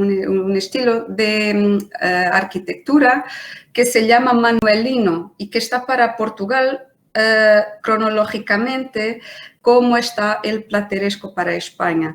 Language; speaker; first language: Spanish; non-native, fluent; Portuguese